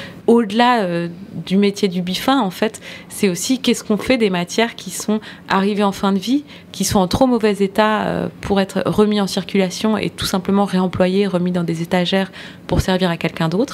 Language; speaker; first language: French; native; French